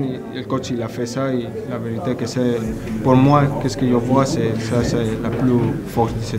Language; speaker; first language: French; non-native, fluent; Spanish